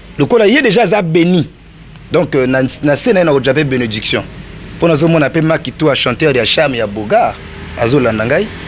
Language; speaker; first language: Lingala; native; Lingala